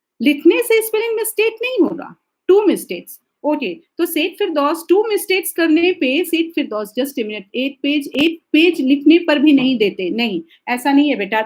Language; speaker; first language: Hindi; native; Hindi